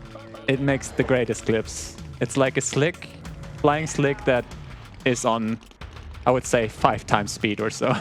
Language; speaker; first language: English; non-native, fluent; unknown